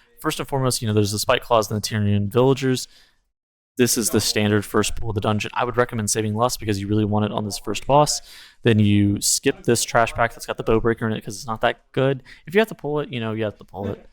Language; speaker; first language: English; native; English